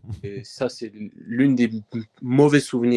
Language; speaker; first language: French; early bilingual, other home language; Persian